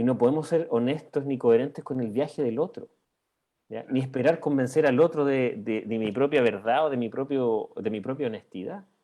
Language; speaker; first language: Spanish; native; Spanish